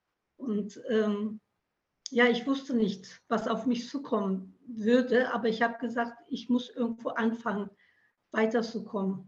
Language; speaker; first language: German; early bilingual, other home language; Turkish